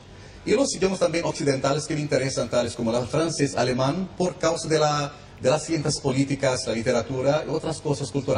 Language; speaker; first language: Spanish; non-native, fluent; Arabic